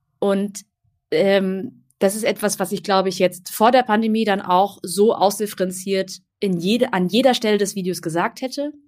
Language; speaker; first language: German; early bilingual, other home language; Vietnamese